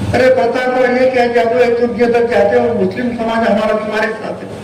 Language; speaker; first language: Hindi; non-native, local second language; Marathi